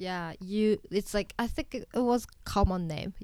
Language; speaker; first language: English; non-native, learner; Japanese